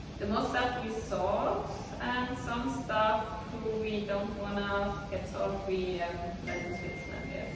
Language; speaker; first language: English; non-native, fluent; Swiss German